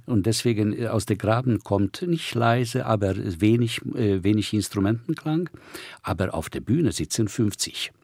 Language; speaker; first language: German; non-native, fluent; Hungarian